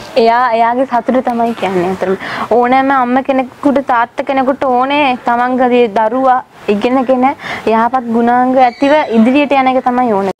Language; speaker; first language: Sinhala; non-native, local second language; Tamil